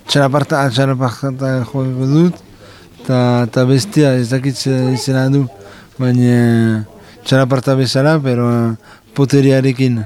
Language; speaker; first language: Basque; non-native, learner; French